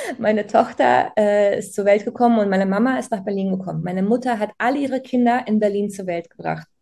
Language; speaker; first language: German; early bilingual, other home language; Croatian